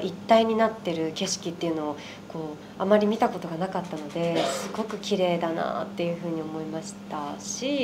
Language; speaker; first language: Japanese; native; Japanese